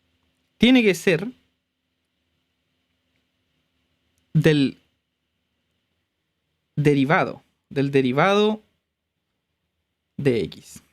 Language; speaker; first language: Spanish; native; Spanish